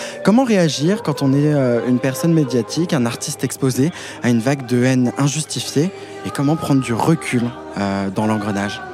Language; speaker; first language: French; native; French